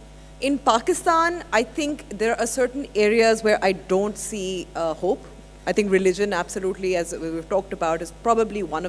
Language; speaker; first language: English; non-native, local second language; Urdu